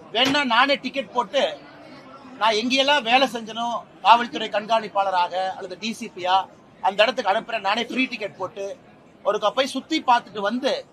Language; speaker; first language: Tamil; native; Tamil